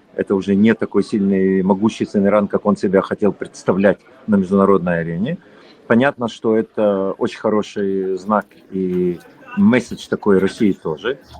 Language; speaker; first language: Russian; native; Russian